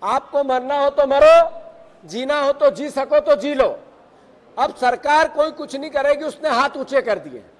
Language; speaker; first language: Hindi; native; Hindi